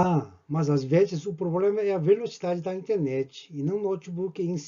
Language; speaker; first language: Portuguese; non-native, fluent; Korean